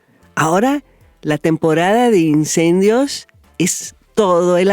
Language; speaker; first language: Spanish; non-native, fluent; English